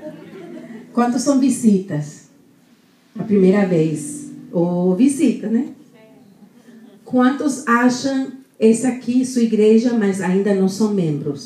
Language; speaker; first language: Portuguese; non-native, fluent; Spanish